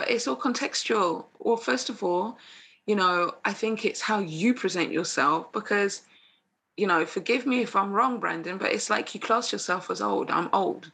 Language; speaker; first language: English; native; English